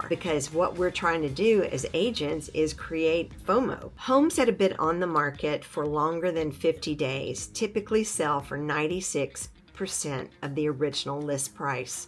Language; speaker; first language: English; native; English